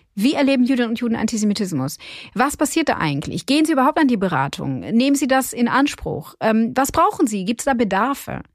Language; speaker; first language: German; non-native, fluent; Russian